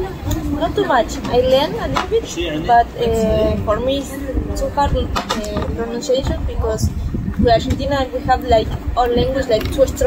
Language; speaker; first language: English; non-native, learner; Spanish